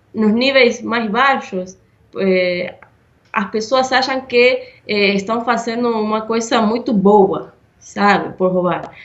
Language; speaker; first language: Portuguese; non-native, fluent; Spanish